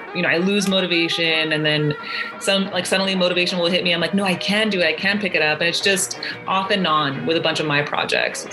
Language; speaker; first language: English; native; English